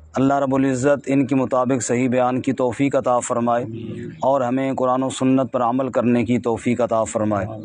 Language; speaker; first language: Urdu; non-native, local second language; Punjabi